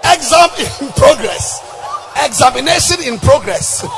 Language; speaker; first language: English; non-native, local second language; Akan